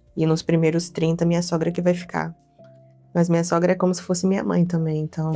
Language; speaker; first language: Portuguese; native; Portuguese